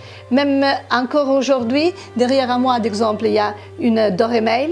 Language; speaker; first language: French; non-native, fluent; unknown